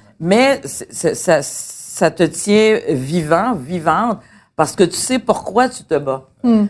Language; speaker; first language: French; early bilingual, other home language; Haitian Creole